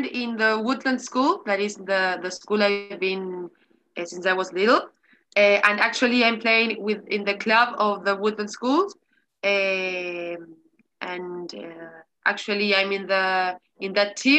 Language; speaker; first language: English; non-native, learner; Spanish